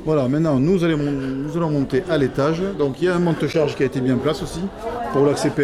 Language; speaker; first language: French; native; French